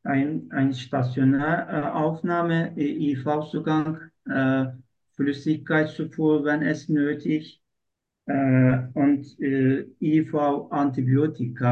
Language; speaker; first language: German; non-native, learner; Turkish